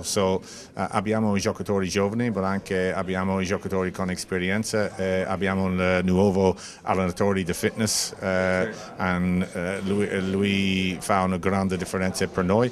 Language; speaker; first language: Italian; non-native, learner; English